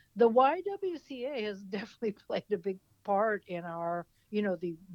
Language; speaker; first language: English; native; English